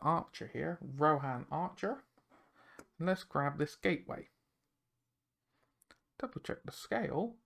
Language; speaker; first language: English; native; English